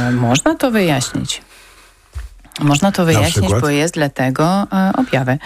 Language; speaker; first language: Polish; non-native, learner; Ukrainian